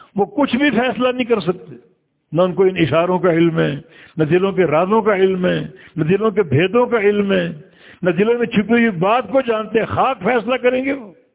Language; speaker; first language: Urdu; native; Urdu